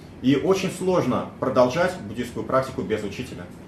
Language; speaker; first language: Russian; native; Russian